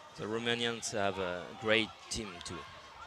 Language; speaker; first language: English; non-native, learner; French